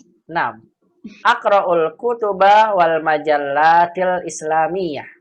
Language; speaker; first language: Arabic; non-native, fluent; Indonesian